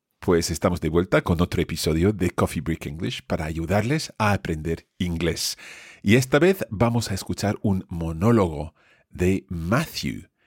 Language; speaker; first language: Spanish; non-native, fluent; English